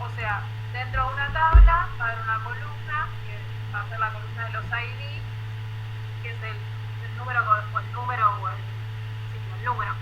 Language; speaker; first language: Spanish; native; Spanish